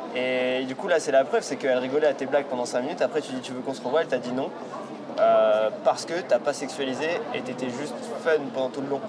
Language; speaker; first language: French; native; French